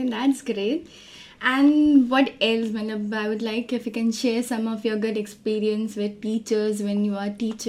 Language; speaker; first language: English; non-native, local second language; Gujarati